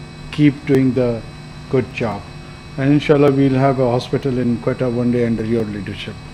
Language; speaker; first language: English; non-native, local second language; Pashto